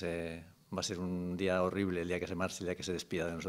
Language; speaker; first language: Spanish; native; Spanish